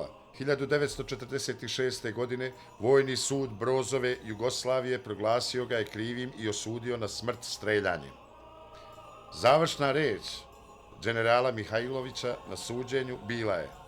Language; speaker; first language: Bosnian; native; Bosnian